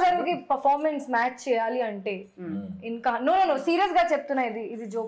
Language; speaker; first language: Telugu; non-native, fluent; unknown